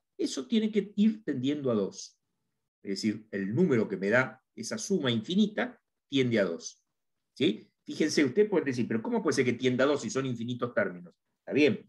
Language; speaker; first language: Spanish; native; Spanish